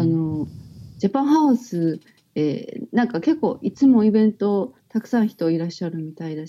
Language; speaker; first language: Japanese; native; Japanese